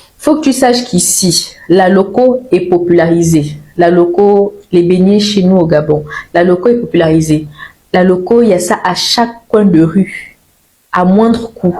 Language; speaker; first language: French; native; French